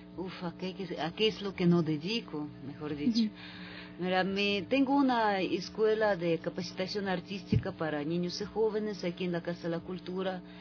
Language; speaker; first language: Spanish; non-native, fluent; Russian